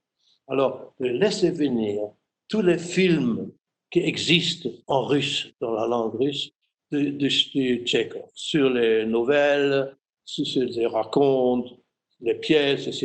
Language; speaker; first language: French; non-native, fluent; German